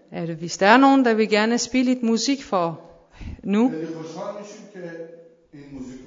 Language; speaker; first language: Danish; non-native, fluent; Persian